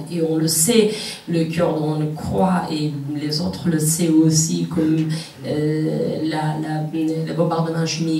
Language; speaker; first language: French; non-native, fluent; Kurdish